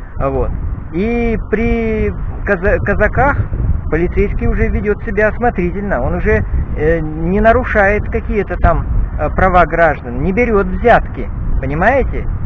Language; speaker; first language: Russian; native; Russian